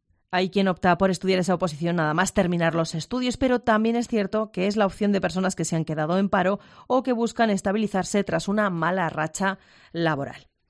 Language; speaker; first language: Spanish; native; Spanish